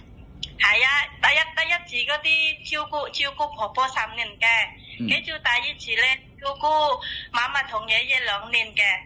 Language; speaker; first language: Cantonese; non-native, learner; Indonesian